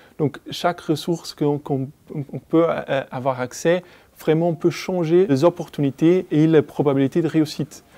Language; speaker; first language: French; non-native, fluent; Portuguese